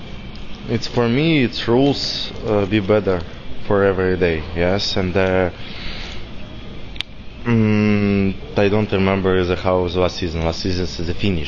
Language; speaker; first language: English; non-native, learner; Russian